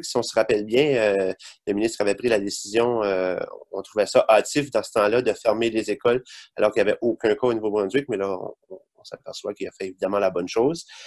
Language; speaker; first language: French; native; French